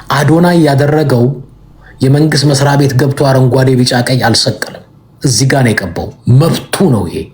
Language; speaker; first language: Amharic; native; Amharic